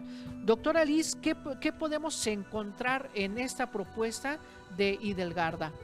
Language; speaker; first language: Spanish; native; Spanish